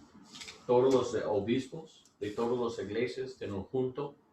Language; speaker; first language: Spanish; non-native, learner; English